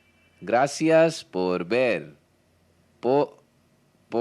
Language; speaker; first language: Spanish; non-native, learner; Hindi